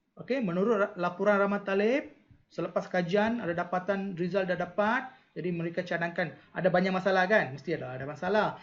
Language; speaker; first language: Malay; non-native, local second language; Tamil